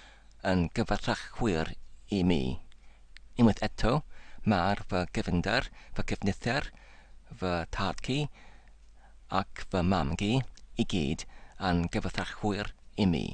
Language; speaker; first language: Welsh; non-native, learner; English